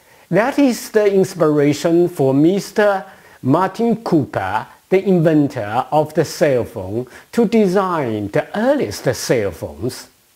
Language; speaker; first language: English; non-native, fluent; Chinese